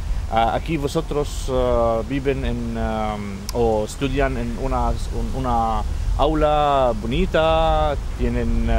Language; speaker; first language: Spanish; non-native, fluent; Arabic